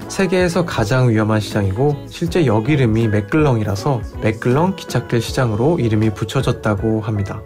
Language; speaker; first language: Korean; native; Korean